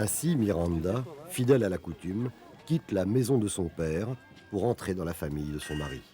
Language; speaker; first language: French; native; French